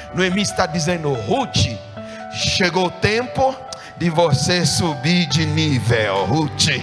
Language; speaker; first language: Portuguese; non-native, fluent; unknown